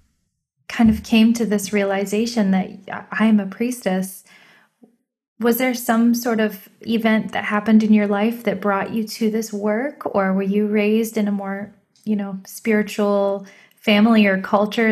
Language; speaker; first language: English; native; English